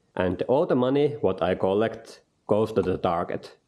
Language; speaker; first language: English; non-native, learner; Finnish